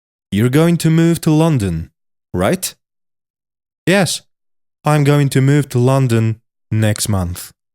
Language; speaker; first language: English; non-native, fluent; Polish